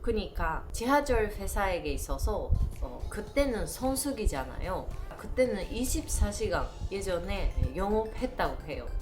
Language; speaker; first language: Korean; non-native, learner; Japanese